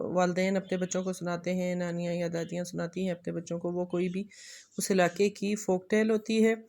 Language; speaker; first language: Urdu; non-native, local second language; Pashto